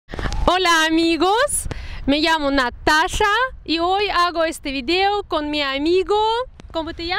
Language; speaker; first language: Spanish; non-native, fluent; Russian